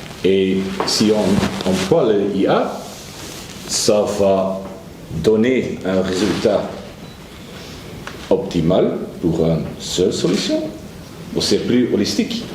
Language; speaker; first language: French; non-native, learner; Dutch